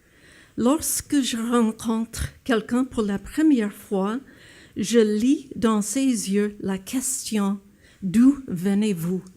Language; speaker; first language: French; non-native, fluent; English